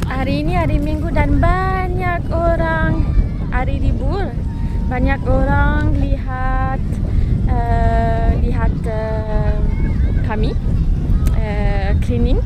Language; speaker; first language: Indonesian; non-native, learner; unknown